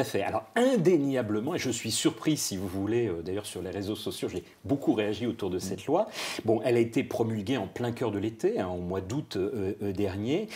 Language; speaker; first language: French; native; French